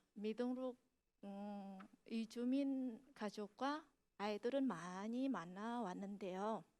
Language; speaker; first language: Korean; non-native, fluent; Vietnamese